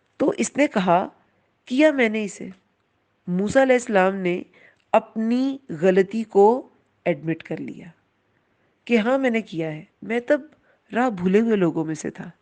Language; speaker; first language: Urdu; native; Urdu